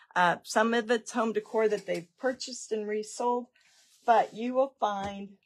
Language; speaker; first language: English; native; English